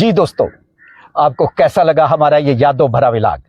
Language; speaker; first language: Urdu; non-native, local second language; Punjabi